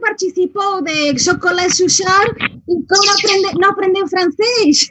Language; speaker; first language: Portuguese; non-native, fluent; Spanish